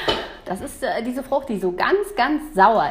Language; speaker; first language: German; native; German